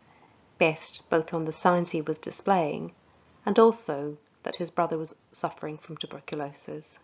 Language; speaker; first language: English; native; English